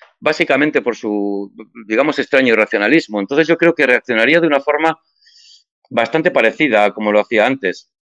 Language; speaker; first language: Spanish; native; Spanish